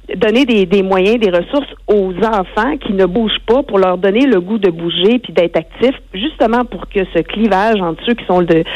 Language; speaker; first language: French; native; French